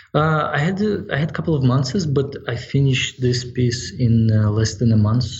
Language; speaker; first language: English; non-native, fluent; Ukrainian